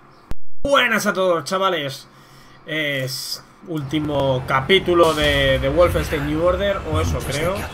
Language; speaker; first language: Spanish; native; Spanish